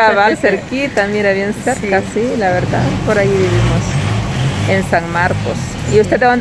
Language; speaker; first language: Spanish; native; Spanish